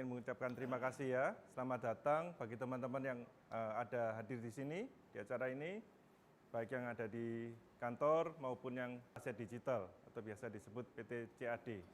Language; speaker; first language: Indonesian; native; Indonesian